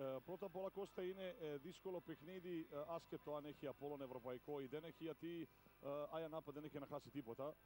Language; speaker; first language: Greek; non-native, fluent; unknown